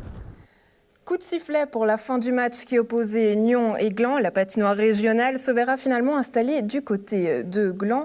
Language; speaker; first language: French; native; French